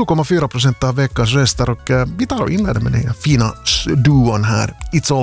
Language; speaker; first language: Swedish; native; Swedish